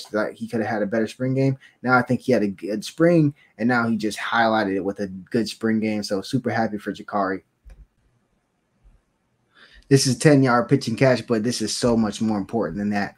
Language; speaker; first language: English; native; English